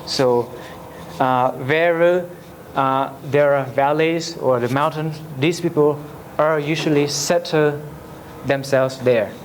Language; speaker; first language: English; non-native, learner; Lao